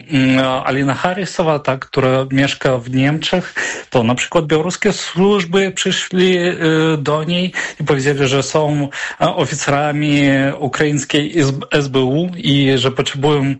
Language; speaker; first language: Polish; non-native, fluent; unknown